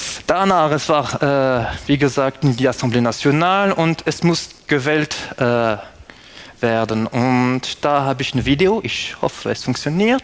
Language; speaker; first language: German; non-native, fluent; French